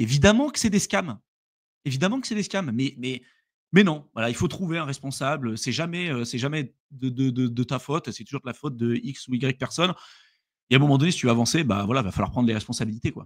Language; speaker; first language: French; native; French